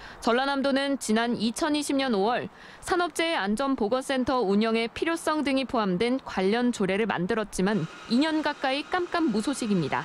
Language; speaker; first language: Korean; native; Korean